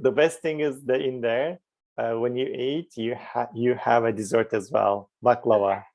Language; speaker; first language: English; non-native, fluent; Turkish